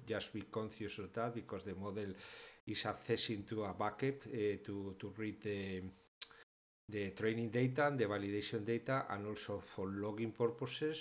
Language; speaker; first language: English; non-native, fluent; Spanish